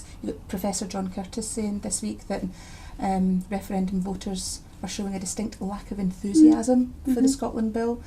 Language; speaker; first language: English; native; English